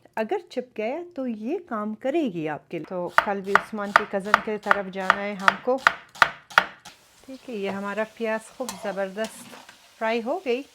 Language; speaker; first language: Urdu; early bilingual, other home language; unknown